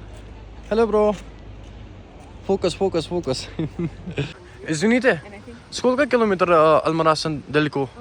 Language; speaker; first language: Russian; non-native, learner; Urdu